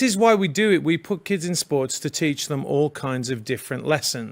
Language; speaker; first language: English; native; English